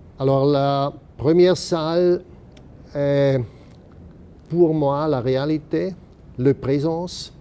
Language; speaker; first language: French; non-native, local second language; German